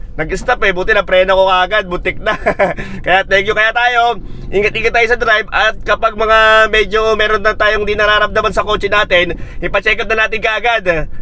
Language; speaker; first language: Filipino; native; Filipino